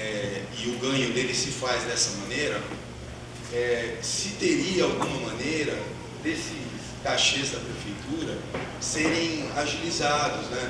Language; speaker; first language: Portuguese; native; Portuguese